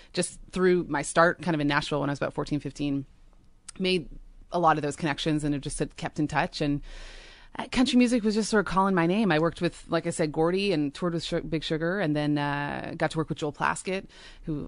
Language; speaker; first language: English; native; English